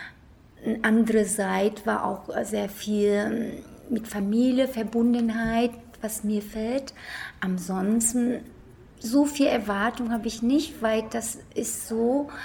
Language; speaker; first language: German; non-native, fluent; Vietnamese